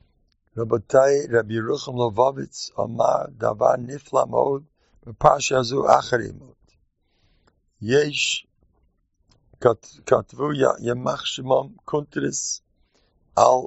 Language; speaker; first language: Hebrew; non-native, fluent; English